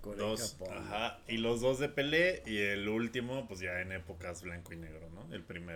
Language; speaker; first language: Spanish; native; Spanish